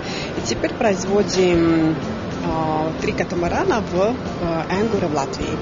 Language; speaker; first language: Russian; non-native, fluent; Latvian